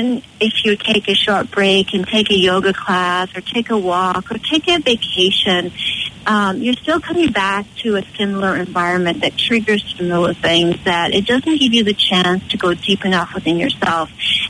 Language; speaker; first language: English; native; English